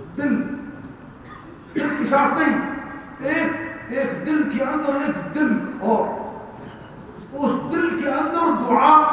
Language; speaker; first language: Urdu; non-native, learner; Arabic